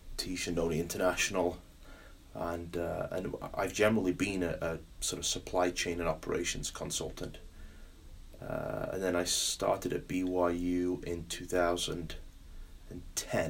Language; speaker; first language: English; native; English